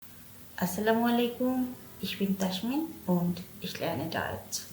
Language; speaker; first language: German; non-native, learner; Bangla